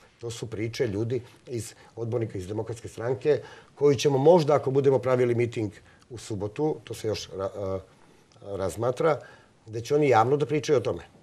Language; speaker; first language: Serbian; non-native, local second language; Slovak